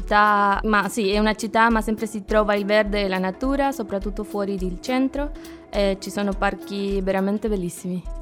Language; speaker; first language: Italian; non-native, learner; Spanish